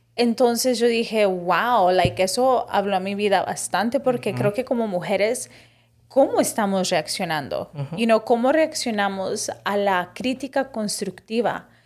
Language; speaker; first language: Spanish; early bilingual, heritage; Spanish